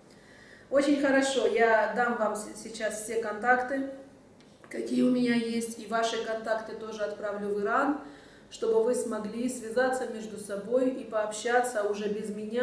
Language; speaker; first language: Russian; non-native, local second language; Assyrian Neo-Aramaic